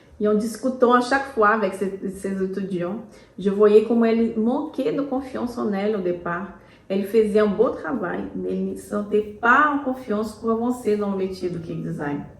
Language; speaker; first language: French; non-native, fluent; Portuguese